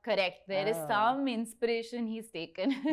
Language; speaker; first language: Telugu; non-native, learner; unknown